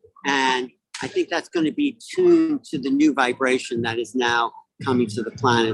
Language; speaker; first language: English; native; English